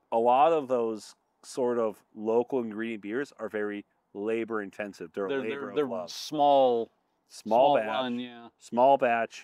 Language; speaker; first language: English; native; English